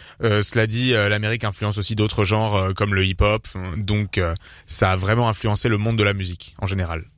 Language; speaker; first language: French; native; French